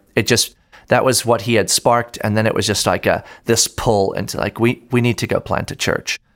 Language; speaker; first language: English; native; English